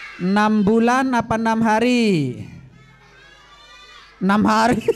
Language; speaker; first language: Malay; non-native, local second language; Javanese